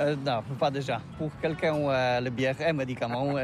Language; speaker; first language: French; non-native, learner; Polish